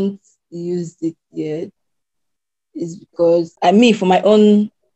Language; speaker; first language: English; non-native, local second language; Igbo